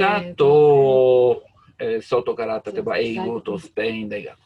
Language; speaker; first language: Japanese; non-native, learner; Italian